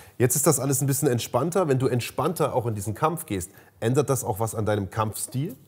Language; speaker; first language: German; native; German